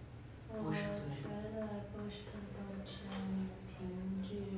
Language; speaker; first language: Chinese; non-native, learner; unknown